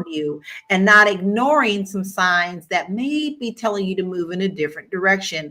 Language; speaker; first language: English; native; English